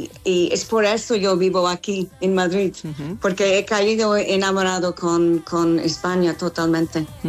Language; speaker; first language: Spanish; non-native, fluent; English